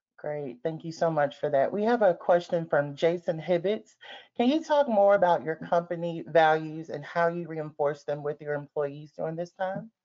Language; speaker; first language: English; native; English